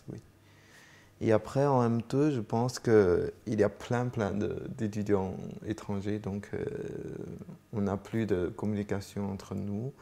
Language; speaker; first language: French; non-native, fluent; Chinese